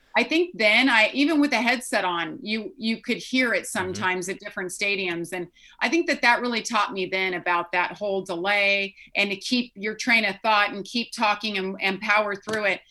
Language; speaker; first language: English; native; English